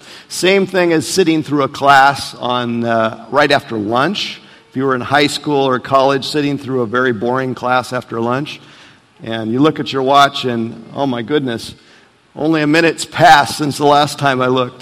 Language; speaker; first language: English; native; English